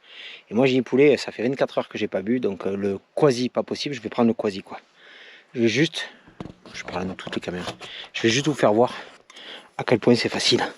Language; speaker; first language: French; native; French